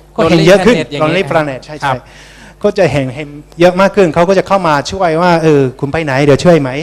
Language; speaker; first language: Thai; non-native, fluent; Japanese